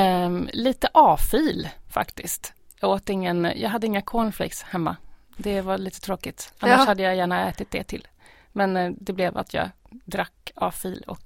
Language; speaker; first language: Swedish; native; Swedish